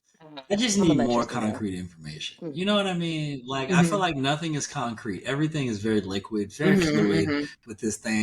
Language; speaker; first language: English; native; English